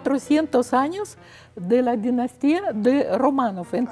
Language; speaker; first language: Spanish; non-native, fluent; Russian